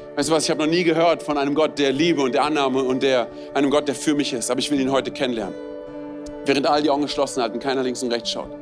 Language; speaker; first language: German; non-native, fluent; Romanian